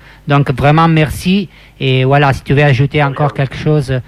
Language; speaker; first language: French; non-native, fluent; Italian